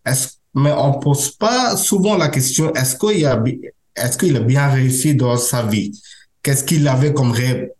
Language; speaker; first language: French; non-native, learner; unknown